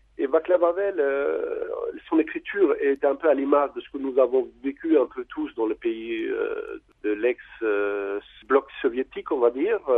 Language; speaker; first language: French; non-native, fluent; Albanian